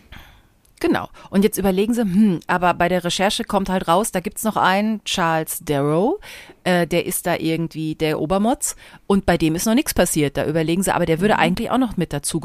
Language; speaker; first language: German; native; German